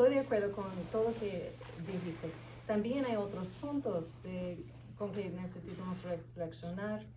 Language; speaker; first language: Spanish; non-native, fluent; English